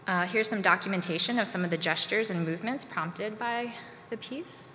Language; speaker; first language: English; native; English